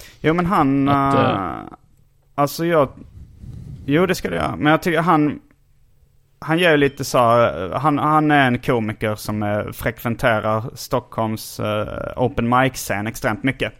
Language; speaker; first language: Swedish; native; Swedish